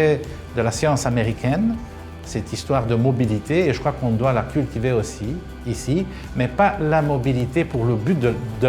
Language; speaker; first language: French; non-native, fluent; Romanian